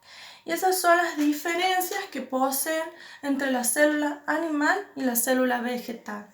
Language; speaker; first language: Spanish; native; Spanish